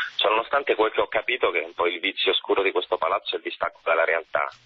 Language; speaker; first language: Italian; native; Italian